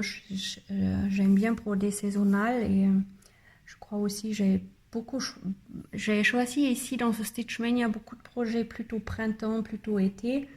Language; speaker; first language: French; non-native, learner; German